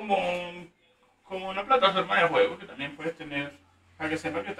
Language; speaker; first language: Spanish; native; Spanish